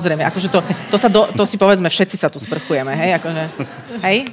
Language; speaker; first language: Slovak; native; Slovak